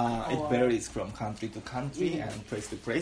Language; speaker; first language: English; non-native, learner; Japanese